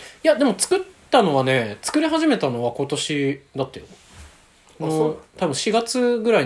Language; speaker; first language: Japanese; native; Japanese